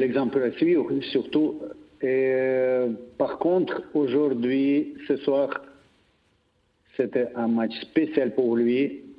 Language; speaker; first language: French; non-native, fluent; Russian